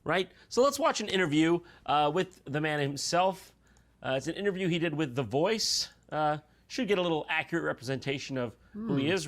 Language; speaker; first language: English; native; English